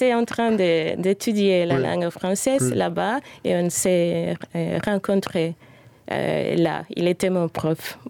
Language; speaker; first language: French; non-native, fluent; Spanish